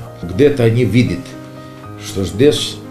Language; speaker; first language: Russian; non-native, learner; Greek